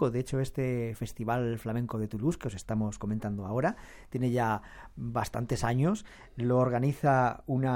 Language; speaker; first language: Spanish; native; Spanish